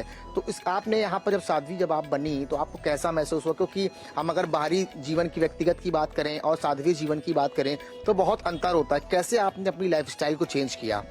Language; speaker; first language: Hindi; native; Hindi